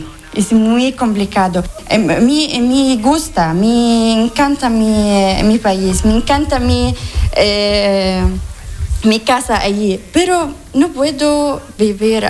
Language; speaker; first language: Spanish; non-native, learner; Arabic